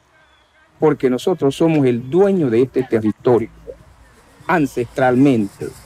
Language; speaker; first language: Spanish; non-native, local second language; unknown